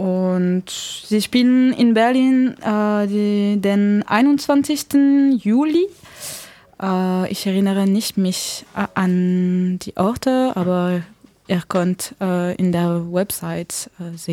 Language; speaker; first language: German; non-native, learner; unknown